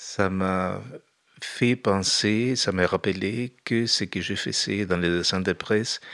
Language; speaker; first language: French; non-native, fluent; Spanish